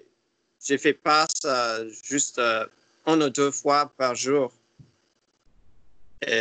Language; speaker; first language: French; non-native, learner; English